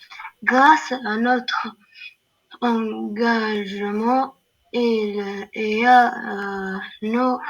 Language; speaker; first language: French; non-native, learner; Arabic